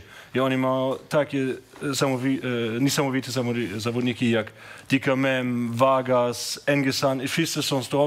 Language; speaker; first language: Polish; non-native, learner; German